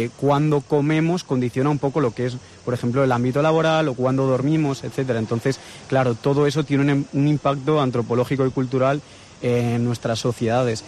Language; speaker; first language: Spanish; native; Spanish